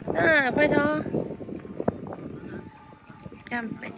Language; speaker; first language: Chinese; native; Chinese